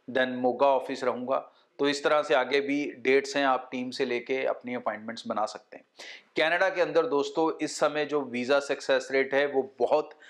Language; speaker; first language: Hindi; non-native, local second language; Punjabi